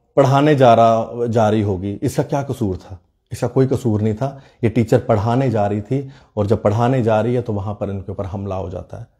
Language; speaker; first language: Hindi; native; Hindi